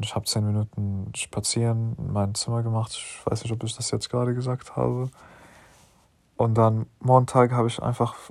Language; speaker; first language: German; non-native, learner; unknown